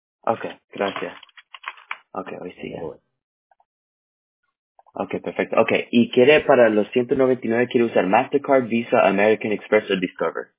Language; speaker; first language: Spanish; early bilingual, heritage; Spanish